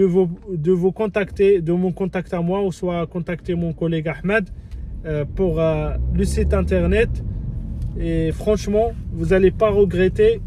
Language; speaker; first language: French; non-native, fluent; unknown